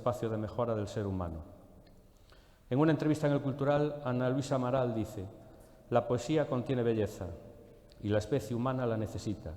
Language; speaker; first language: Spanish; native; Spanish